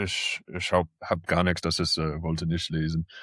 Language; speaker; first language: German; early bilingual, heritage; English